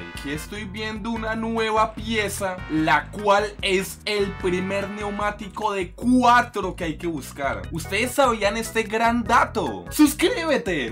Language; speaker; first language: Spanish; native; Spanish